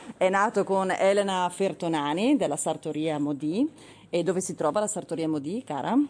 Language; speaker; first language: Italian; native; Italian